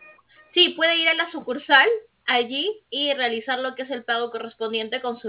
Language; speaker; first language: Spanish; native; Spanish